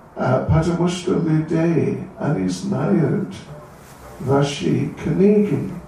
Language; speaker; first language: Russian; non-native, learner; English